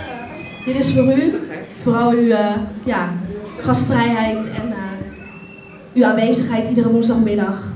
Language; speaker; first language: Dutch; native; Dutch